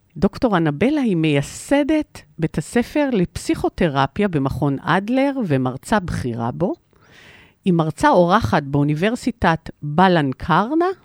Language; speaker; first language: Hebrew; native; Hebrew